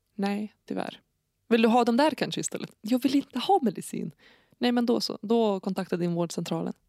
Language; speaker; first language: Swedish; non-native, fluent; Lithuanian